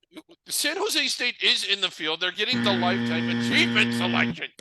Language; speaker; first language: English; native; English